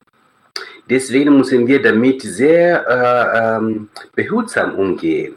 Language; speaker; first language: German; non-native, fluent; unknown